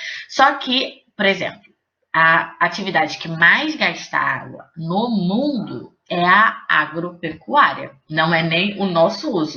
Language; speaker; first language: Portuguese; native; Portuguese